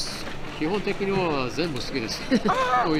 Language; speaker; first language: Japanese; non-native, learner; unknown